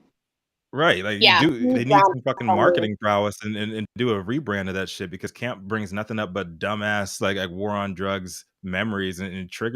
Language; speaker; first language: English; native; English